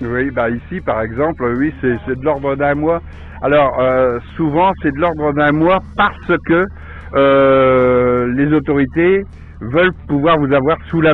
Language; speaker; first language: French; native; French